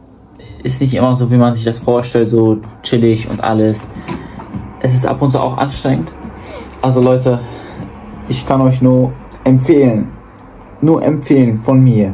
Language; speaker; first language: German; early bilingual, other home language; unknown